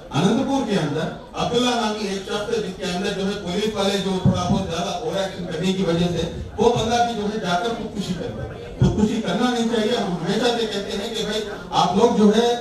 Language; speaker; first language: Hindi; non-native, local second language; Urdu